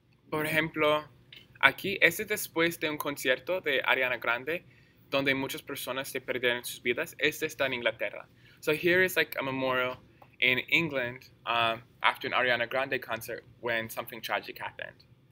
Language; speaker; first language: Spanish; non-native, fluent; English